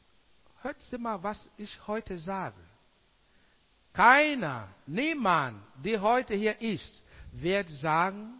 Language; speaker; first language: German; non-native, learner; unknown